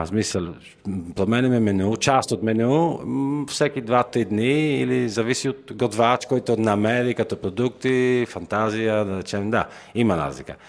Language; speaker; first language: Bulgarian; non-native, fluent; Italian